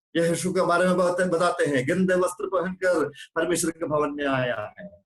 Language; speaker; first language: Hindi; non-native, local second language; Malayalam